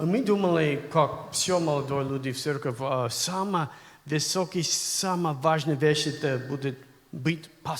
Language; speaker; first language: Russian; non-native, learner; English